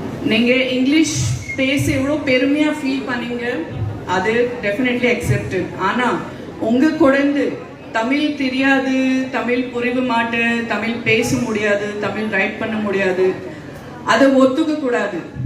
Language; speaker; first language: Tamil; non-native, local second language; Gujarati